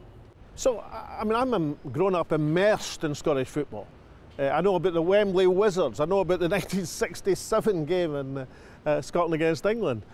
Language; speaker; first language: English; native; English